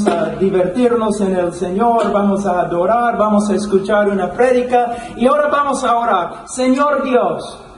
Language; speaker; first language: Spanish; non-native, fluent; English